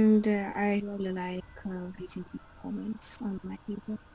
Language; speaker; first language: English; non-native, learner; Russian